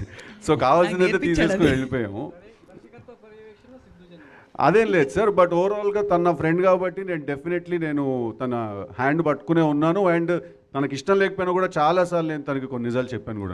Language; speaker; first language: Telugu; native; Telugu